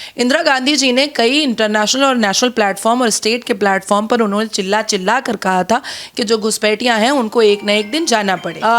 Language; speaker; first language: Hindi; native; Hindi